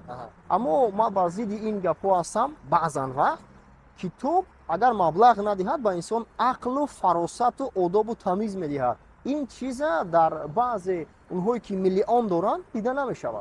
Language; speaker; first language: Tajik; native; Tajik